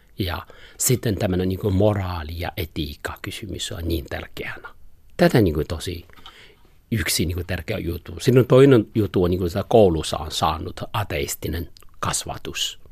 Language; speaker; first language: Finnish; non-native, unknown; Chinese